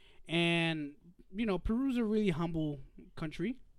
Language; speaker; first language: English; early bilingual, other home language; Spanish